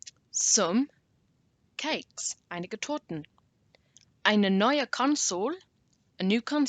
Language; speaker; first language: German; non-native, learner; English